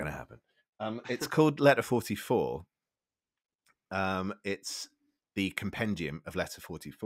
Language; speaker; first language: English; native; English